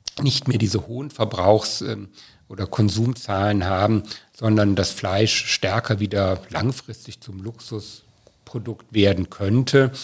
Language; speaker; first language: German; native; German